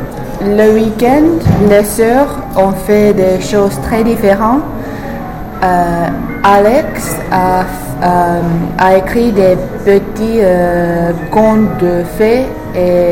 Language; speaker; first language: French; non-native, learner; English